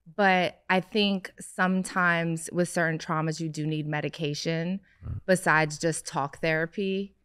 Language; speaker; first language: English; native; English